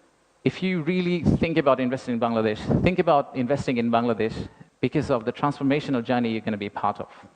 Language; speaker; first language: English; non-native, local second language; Bangla